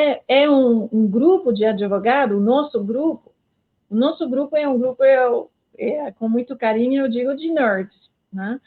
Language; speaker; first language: Portuguese; non-native, fluent; French